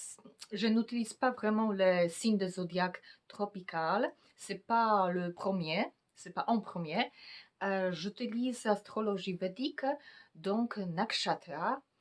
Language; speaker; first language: French; non-native, fluent; Polish